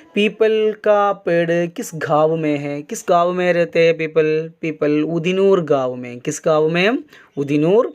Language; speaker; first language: Hindi; non-native, local second language; Malayalam